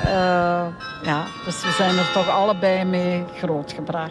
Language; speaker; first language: Dutch; native; Dutch